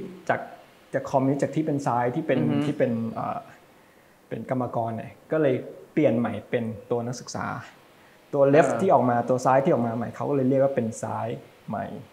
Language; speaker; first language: Thai; native; Thai